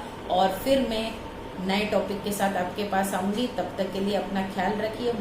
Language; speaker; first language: Hindi; native; Hindi